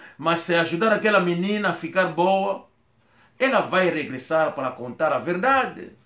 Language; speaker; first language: Portuguese; non-native, local second language; Kongo